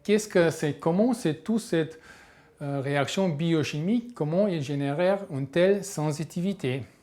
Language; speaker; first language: French; non-native, fluent; German